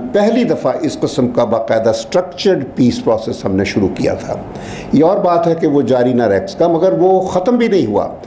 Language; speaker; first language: Urdu; native; Urdu